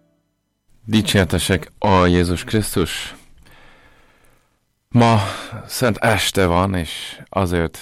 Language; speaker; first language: Hungarian; non-native, fluent; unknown